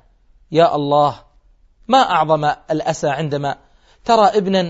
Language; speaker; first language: Arabic; native; Arabic